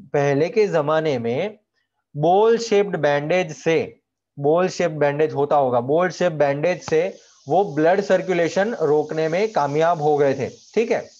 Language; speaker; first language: Hindi; non-native, local second language; Gujarati